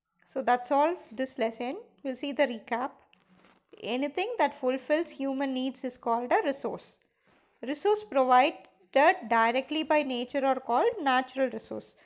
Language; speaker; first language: English; non-native, local second language; Tamil